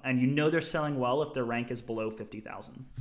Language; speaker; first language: English; native; English